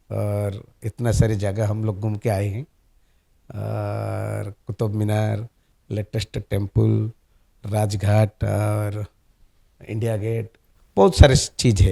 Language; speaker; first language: Hindi; non-native, local second language; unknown